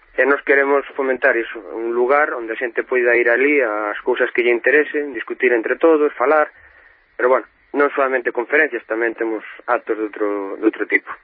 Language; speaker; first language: Galician; non-native, local second language; Spanish